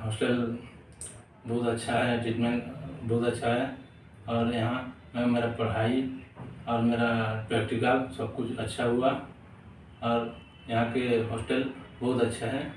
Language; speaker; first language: Hindi; non-native, local second language; Odia